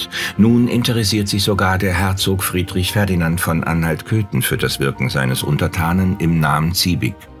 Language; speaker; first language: German; native; German